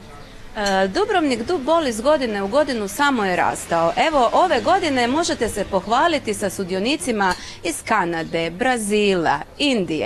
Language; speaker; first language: Croatian; native; Croatian